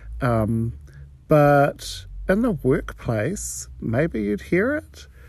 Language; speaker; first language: English; native; English